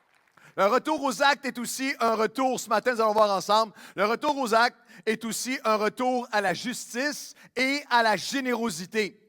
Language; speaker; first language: French; native; French